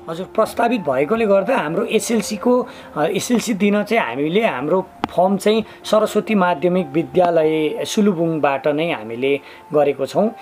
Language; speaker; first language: Nepali; native; Nepali